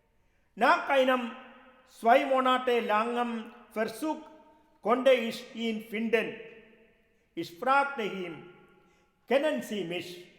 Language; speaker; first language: German; non-native, fluent; Malayalam